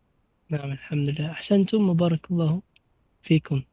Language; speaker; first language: Arabic; non-native, fluent; Filipino